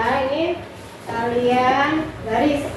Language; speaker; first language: Indonesian; native; Indonesian